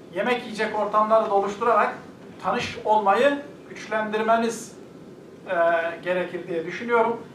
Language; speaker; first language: Turkish; native; Turkish